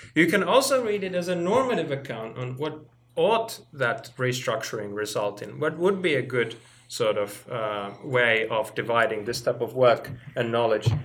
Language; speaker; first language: English; non-native, fluent; Finnish